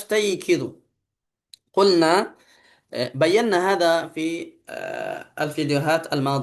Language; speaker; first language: Arabic; non-native, fluent; Indonesian